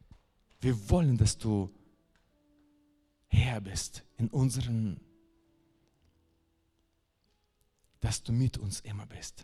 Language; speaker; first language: German; non-native, fluent; Russian